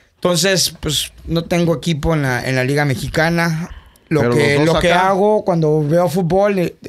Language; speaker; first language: Spanish; early bilingual, heritage; Spanish